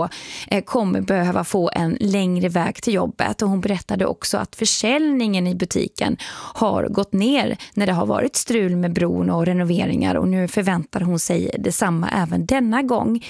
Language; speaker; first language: Swedish; native; Swedish